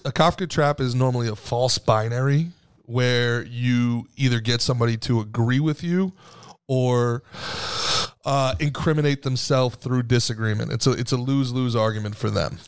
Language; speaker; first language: English; native; English